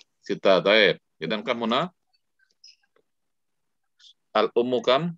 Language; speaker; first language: Arabic; non-native, fluent; Indonesian